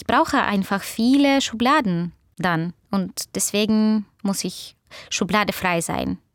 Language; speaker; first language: German; non-native, fluent; Russian